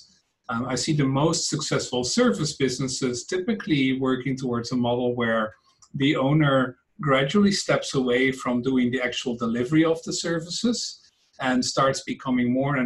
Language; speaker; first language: English; non-native, fluent; Dutch